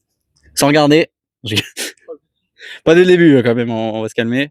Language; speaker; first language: French; native; French